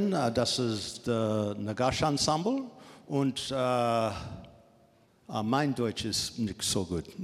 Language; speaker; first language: German; non-native, learner; English